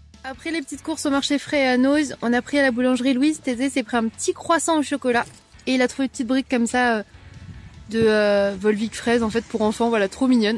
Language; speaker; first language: French; native; French